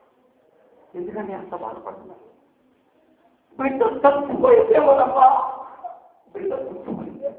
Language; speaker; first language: Telugu; native; Telugu